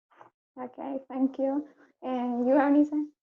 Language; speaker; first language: English; non-native, learner; Spanish